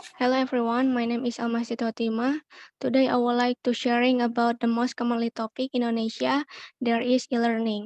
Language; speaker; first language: English; non-native, learner; Indonesian